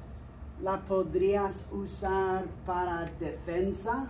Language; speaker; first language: Spanish; non-native, fluent; English